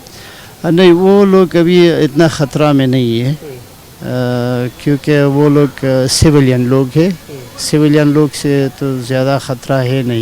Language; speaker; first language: Hindi; non-native, learner; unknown